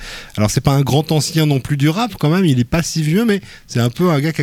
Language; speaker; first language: French; native; French